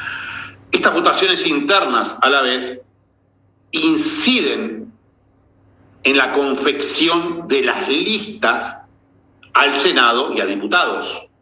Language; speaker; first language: Spanish; native; Spanish